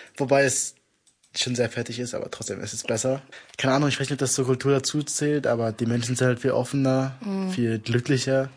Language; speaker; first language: German; native; German